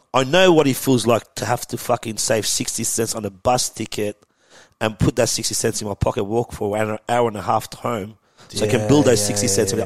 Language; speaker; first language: English; early bilingual, other home language; Persian